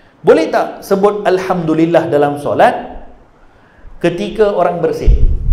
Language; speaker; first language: Malay; native; Malay